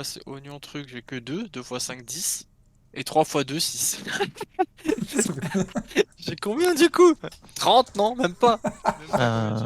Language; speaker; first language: French; native; French